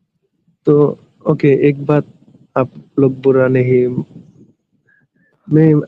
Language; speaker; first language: Hindi; non-native, learner; Bangla